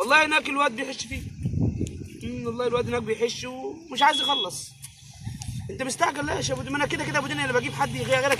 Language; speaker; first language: Arabic; native; Arabic